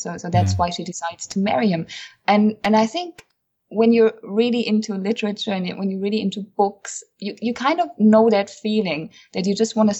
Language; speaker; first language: English; non-native, fluent; German